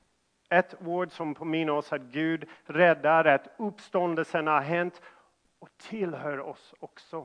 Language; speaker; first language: Swedish; non-native, fluent; English